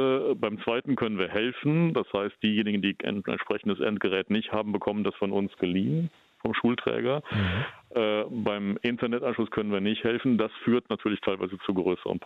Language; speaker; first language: German; native; German